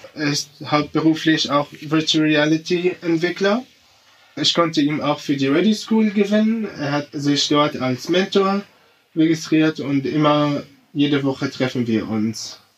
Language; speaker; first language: German; non-native, fluent; Arabic